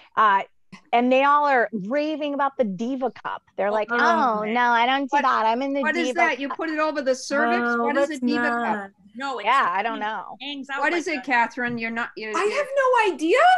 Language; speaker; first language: English; native; English